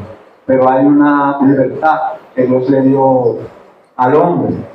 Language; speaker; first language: Spanish; native; Spanish